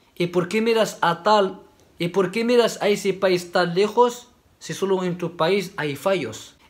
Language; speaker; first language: Spanish; non-native, fluent; Arabic